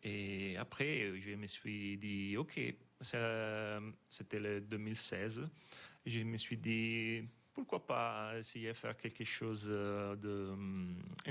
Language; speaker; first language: French; non-native, fluent; Italian